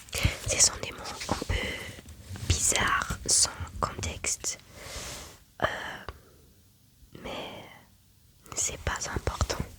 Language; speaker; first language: French; non-native, learner; German